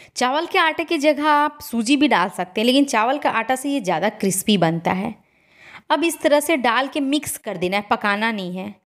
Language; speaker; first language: Hindi; native; Hindi